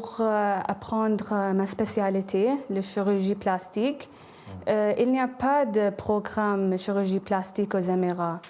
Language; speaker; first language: French; non-native, learner; Arabic